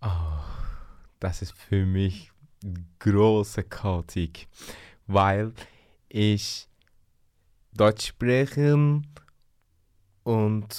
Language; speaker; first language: German; non-native, learner; Turkish